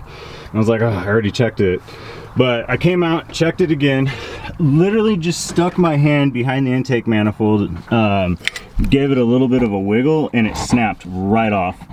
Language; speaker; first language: English; native; English